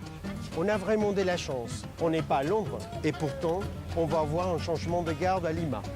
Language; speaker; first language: French; non-native, fluent; Spanish